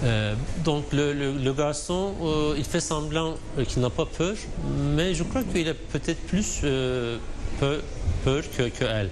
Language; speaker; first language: French; non-native, fluent; Turkish